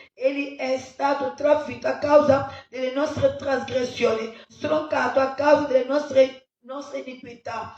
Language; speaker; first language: Italian; non-native, fluent; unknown